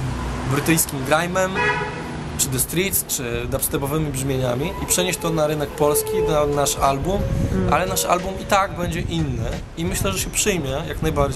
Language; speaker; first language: Polish; native; Polish